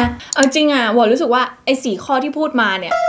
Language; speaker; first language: Thai; native; Thai